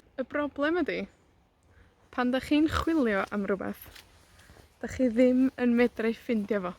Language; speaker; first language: Welsh; native; Welsh